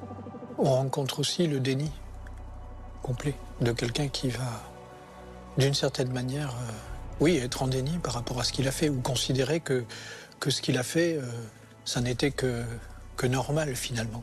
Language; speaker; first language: French; native; French